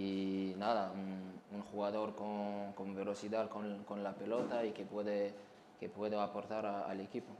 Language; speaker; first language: Spanish; non-native, learner; French